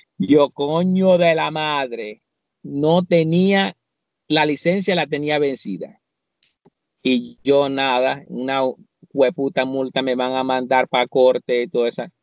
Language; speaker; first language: Spanish; native; Spanish